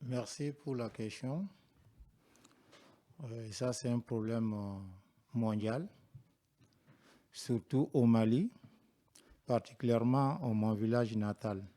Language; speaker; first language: French; non-native, learner; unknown